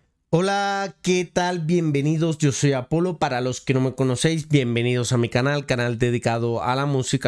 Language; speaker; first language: Spanish; native; Spanish